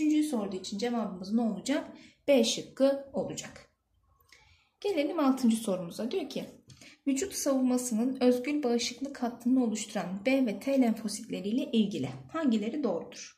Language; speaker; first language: Turkish; native; Turkish